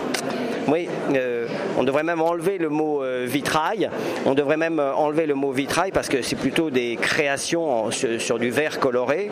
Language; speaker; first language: French; native; French